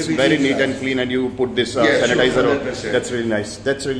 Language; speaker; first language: English; non-native, local second language; Hindi